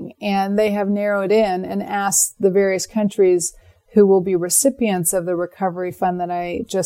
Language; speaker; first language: English; native; English